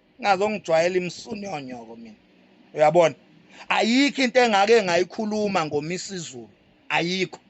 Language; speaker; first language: Zulu; native; Zulu